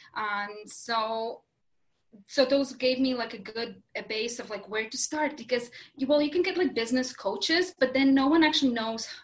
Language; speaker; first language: English; non-native, fluent; Latvian